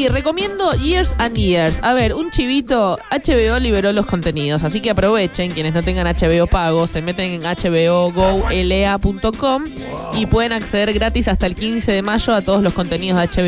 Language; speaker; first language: Spanish; native; Spanish